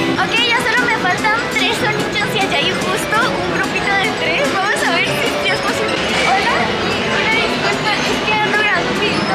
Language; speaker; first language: Spanish; native; Spanish